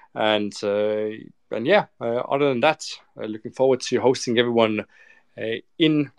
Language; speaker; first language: English; non-native, fluent; Estonian